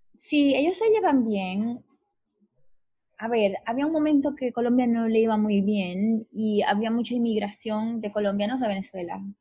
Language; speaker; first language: Spanish; native; Spanish